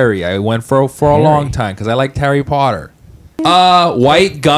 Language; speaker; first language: English; native; English